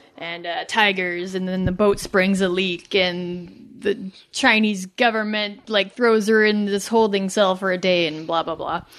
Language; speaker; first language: English; native; English